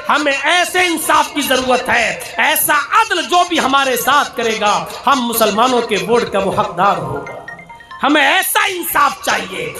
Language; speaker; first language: Urdu; native; Urdu